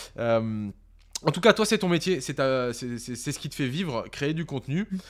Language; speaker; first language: French; native; French